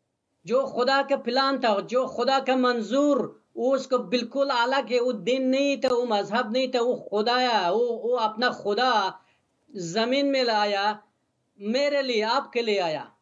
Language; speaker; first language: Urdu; non-native, learner; Persian